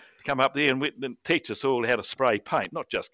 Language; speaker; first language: English; native; English